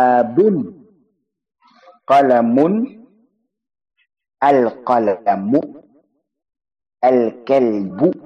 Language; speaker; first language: Arabic; non-native, fluent; Fula